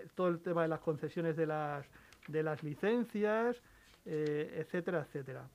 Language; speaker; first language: Spanish; native; Spanish